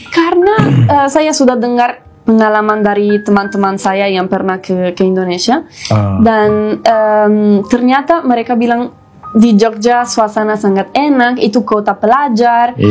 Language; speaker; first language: Indonesian; non-native, fluent; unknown